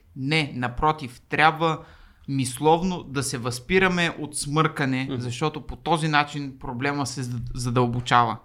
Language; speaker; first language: Bulgarian; native; Bulgarian